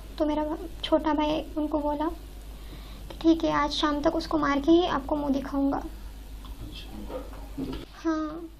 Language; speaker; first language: Hindi; non-native, local second language; Marathi